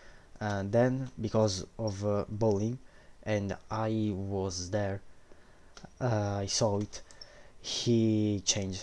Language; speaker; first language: English; non-native, fluent; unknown